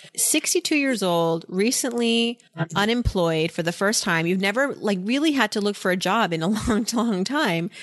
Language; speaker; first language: English; native; English